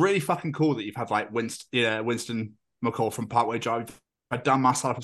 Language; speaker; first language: English; native; English